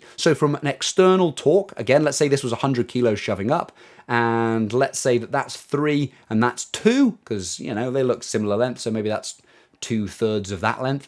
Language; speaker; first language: English; native; English